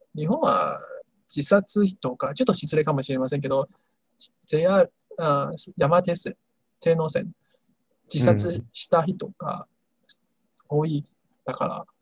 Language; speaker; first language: Japanese; non-native, fluent; Chinese